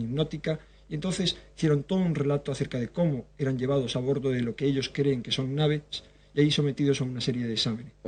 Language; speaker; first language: Spanish; native; Spanish